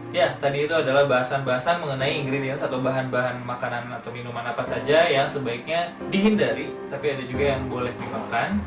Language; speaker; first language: Indonesian; native; Indonesian